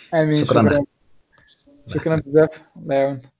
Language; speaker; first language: Arabic; native; Arabic